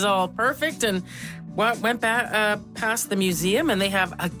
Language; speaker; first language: English; native; English